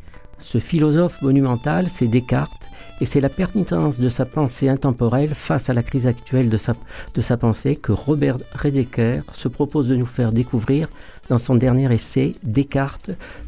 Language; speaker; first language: French; native; French